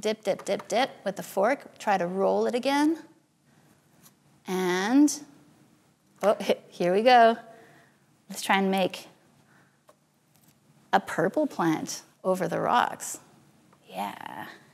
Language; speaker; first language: English; native; English